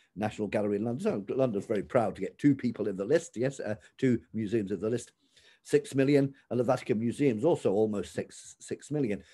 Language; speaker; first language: English; native; English